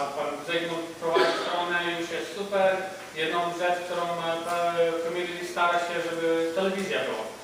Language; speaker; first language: Polish; early bilingual, heritage; Polish